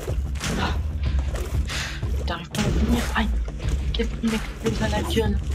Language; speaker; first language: French; native; French